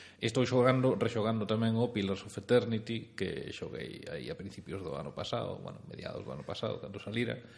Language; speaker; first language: Galician; non-native, local second language; Spanish